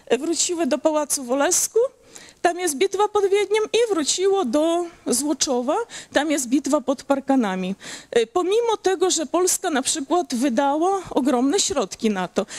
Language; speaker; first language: Polish; early bilingual, heritage; Polish